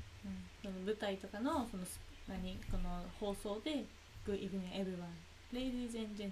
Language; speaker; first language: English; non-native, learner; Japanese